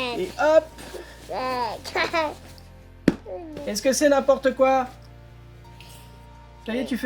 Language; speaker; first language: French; native; French